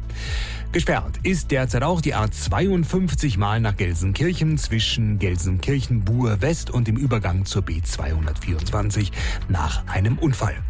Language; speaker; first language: German; native; German